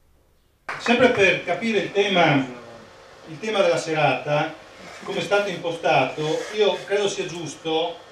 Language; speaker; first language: Italian; native; Italian